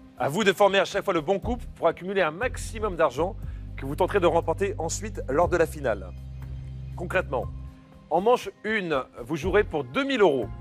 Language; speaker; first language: French; native; French